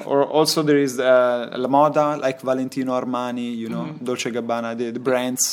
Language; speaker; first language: English; non-native, learner; Italian